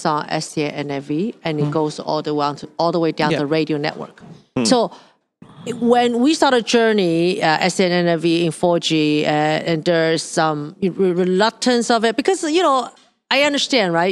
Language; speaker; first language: English; non-native, local second language; Cantonese